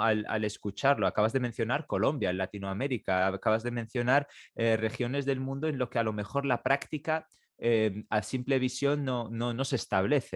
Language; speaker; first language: Spanish; native; Spanish